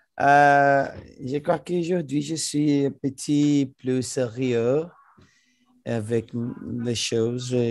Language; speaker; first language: French; non-native, learner; Portuguese